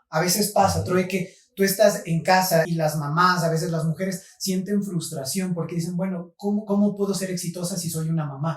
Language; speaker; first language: Spanish; native; Spanish